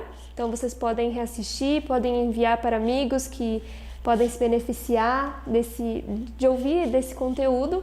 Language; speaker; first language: Portuguese; native; Portuguese